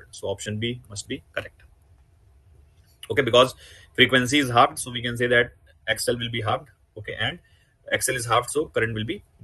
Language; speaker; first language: English; non-native, local second language; Hindi